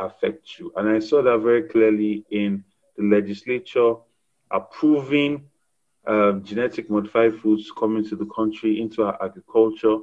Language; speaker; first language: English; non-native, local second language; Yoruba